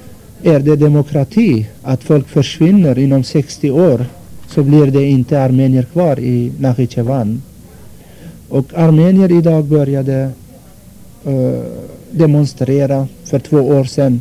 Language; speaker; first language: Swedish; non-native, fluent; Armenian